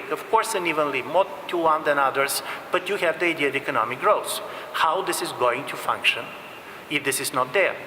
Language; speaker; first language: English; non-native, fluent; Bulgarian